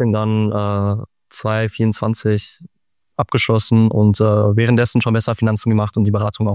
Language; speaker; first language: German; native; German